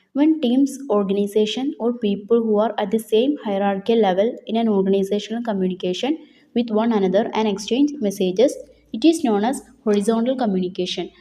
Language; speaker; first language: English; non-native, local second language; Malayalam